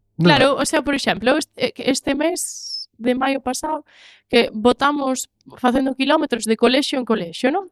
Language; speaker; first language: Galician; native; Galician